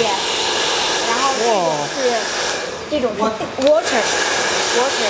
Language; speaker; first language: Chinese; native; Chinese